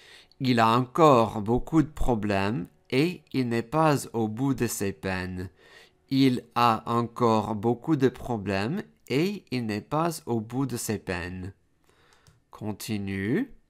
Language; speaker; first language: French; non-native, fluent; English